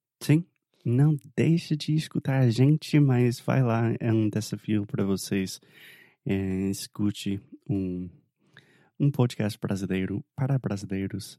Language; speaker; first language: Portuguese; non-native, fluent; English